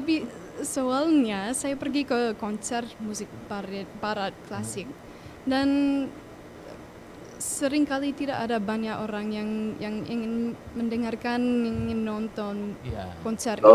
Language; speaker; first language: Indonesian; non-native, fluent; English